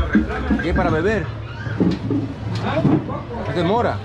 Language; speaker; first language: Spanish; non-native, learner; Greek